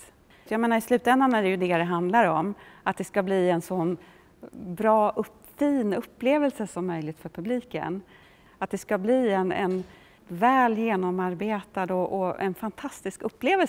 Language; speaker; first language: Swedish; native; Swedish